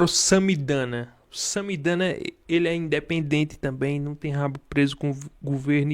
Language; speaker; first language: Portuguese; native; Portuguese